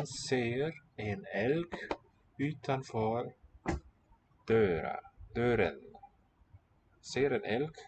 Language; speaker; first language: Norwegian; non-native, learner; English